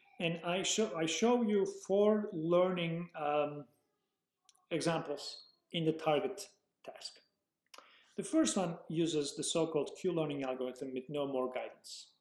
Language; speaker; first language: English; non-native, fluent; Turkish